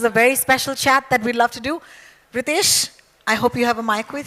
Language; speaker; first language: English; non-native, local second language; Hindi